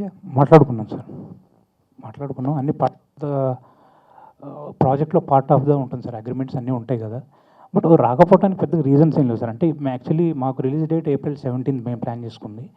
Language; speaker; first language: Telugu; native; Telugu